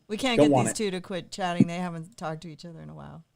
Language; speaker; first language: English; native; English